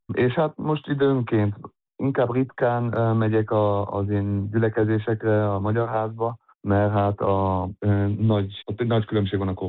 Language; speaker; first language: Hungarian; early bilingual, heritage; Hungarian